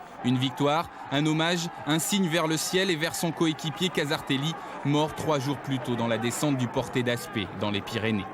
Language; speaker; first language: French; native; French